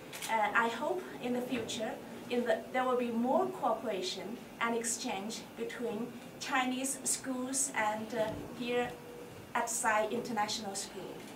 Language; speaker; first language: English; non-native, fluent; Chinese